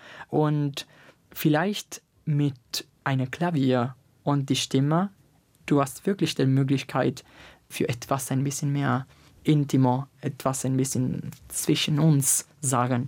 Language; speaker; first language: German; non-native, learner; Italian